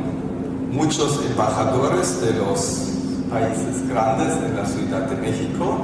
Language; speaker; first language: Spanish; non-native, fluent; German